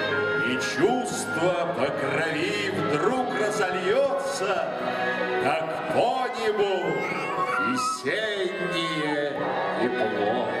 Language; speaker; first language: Russian; native; Russian